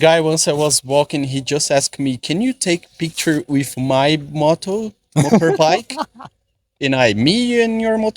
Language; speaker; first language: English; non-native, fluent; Portuguese